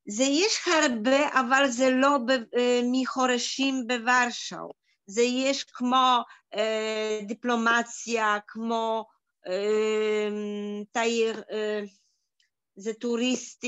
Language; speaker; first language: Hebrew; non-native, learner; Polish